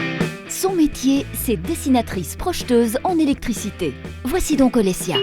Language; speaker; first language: French; native; French